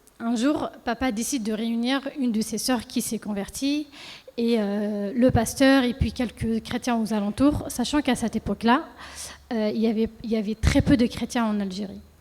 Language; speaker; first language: French; early bilingual, other home language; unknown